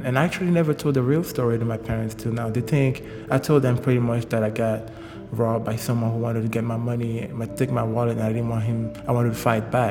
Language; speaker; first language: English; non-native, local second language; French